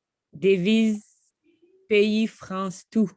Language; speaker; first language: Haitian Creole; non-native, learner; French